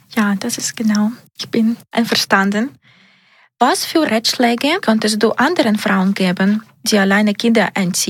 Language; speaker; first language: German; non-native, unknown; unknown